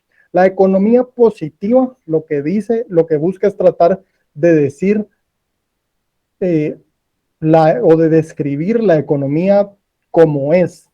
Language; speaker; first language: Spanish; native; Spanish